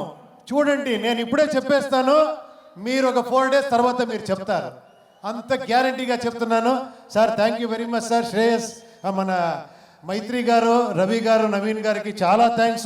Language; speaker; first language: Telugu; non-native, fluent; Kannada